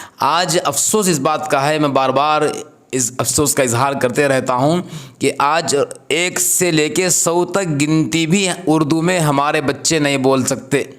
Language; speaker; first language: Urdu; native; Urdu